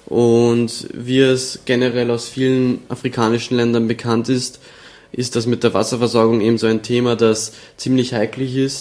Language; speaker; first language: German; native; German